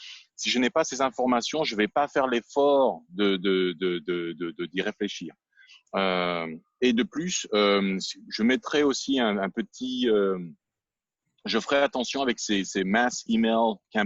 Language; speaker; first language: French; native; French